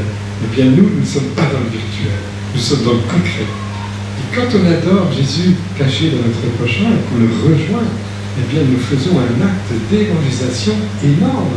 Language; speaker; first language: French; native; French